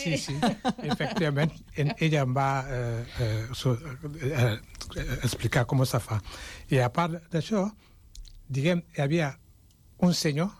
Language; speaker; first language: Catalan; non-native, fluent; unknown